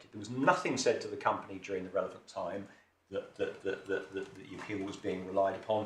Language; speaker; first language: English; native; English